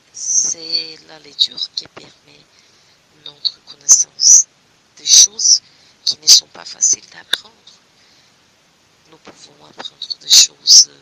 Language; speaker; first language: French; non-native, learner; Portuguese